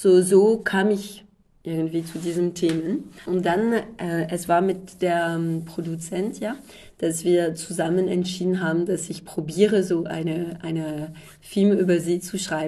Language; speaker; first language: German; non-native, fluent; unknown